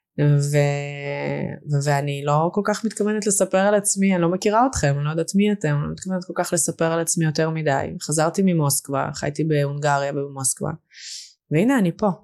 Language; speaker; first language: Hebrew; early bilingual, other home language; Russian